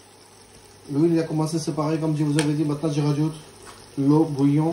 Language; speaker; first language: French; non-native, learner; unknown